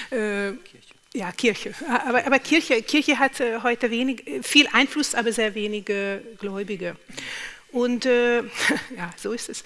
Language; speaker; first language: German; non-native, fluent; Hungarian